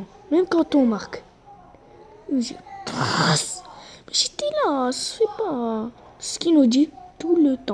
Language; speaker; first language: French; non-native, local second language; Arabic